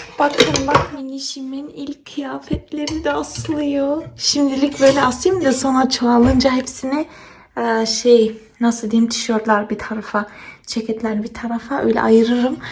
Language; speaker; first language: Turkish; early bilingual, heritage; Turkish